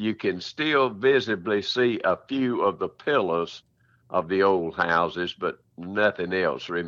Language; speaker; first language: English; native; English